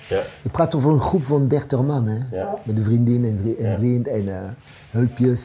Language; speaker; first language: Dutch; non-native, fluent; French